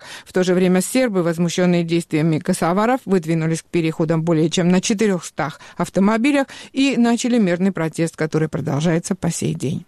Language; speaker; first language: Russian; non-native, fluent; Georgian